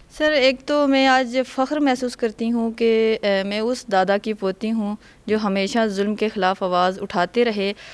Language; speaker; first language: Urdu; non-native, local second language; Punjabi